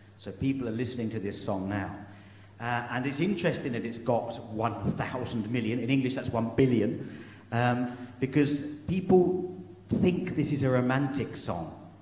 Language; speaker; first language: English; native; English